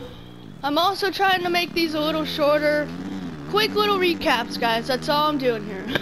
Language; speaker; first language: English; native; English